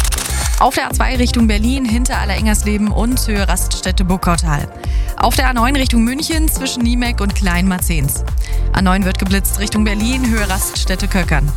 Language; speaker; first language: German; native; German